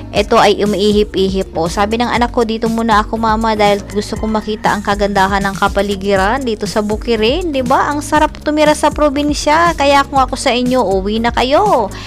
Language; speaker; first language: Filipino; non-native, local second language; Bikol